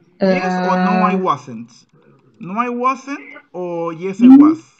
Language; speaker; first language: English; non-native, fluent; Spanish